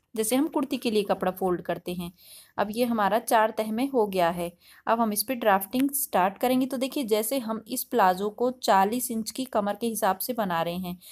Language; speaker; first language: Hindi; native; Hindi